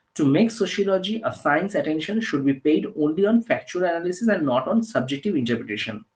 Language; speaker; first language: English; non-native, local second language; Bangla